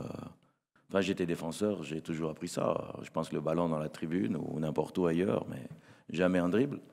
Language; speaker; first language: French; native; French